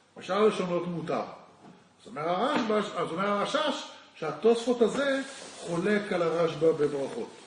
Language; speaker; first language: Hebrew; native; Hebrew